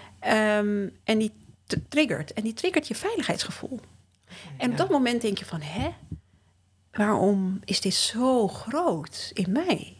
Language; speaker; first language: Dutch; early bilingual, other home language; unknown